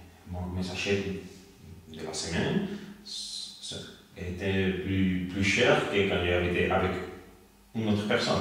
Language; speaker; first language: French; non-native, learner; Spanish